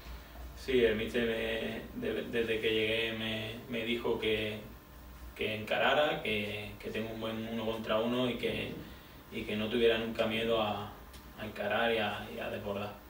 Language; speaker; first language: Spanish; native; Spanish